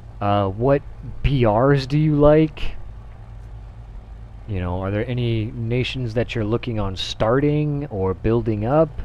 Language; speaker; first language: English; native; English